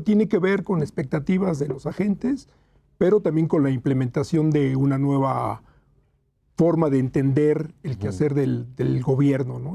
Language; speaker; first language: Spanish; native; Spanish